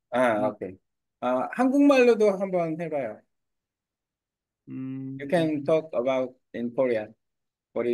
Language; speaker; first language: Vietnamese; non-native, learner; Korean